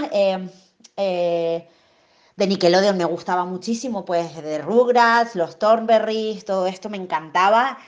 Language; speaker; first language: Spanish; native; Spanish